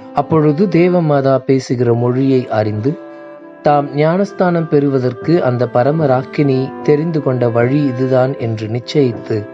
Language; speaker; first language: Tamil; native; Tamil